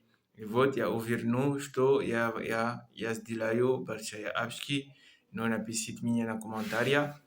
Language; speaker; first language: Russian; non-native, learner; Comorian